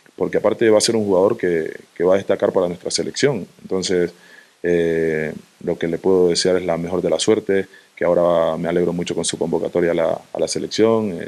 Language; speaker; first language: Spanish; native; Spanish